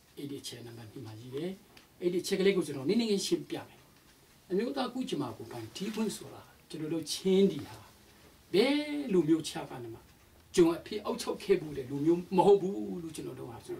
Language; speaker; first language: Burmese; non-native, local second language; Tedim Chin